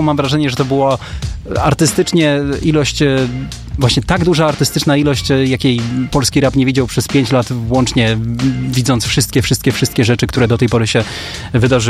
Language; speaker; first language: Polish; native; Polish